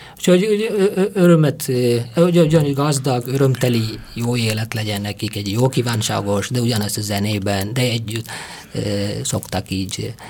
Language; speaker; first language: Hungarian; non-native, fluent; Tamil